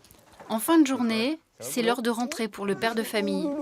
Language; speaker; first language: French; native; French